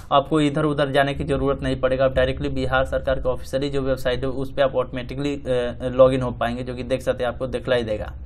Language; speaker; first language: Hindi; native; Hindi